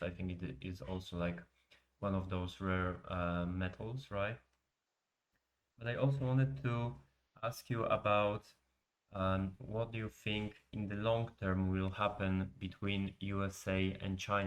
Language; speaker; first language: English; non-native, fluent; Polish